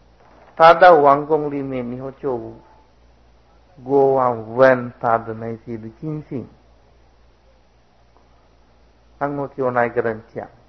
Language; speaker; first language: Chinese; non-native, fluent; Sinhala